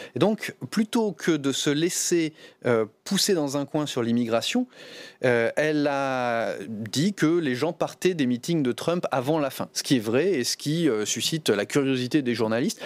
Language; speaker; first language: French; native; French